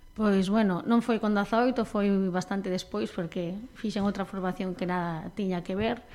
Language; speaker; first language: Galician; native; Galician